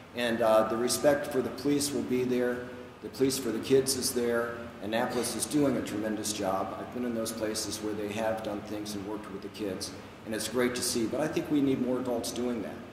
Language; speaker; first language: English; native; English